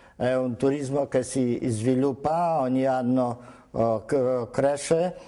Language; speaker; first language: Italian; non-native, fluent; Polish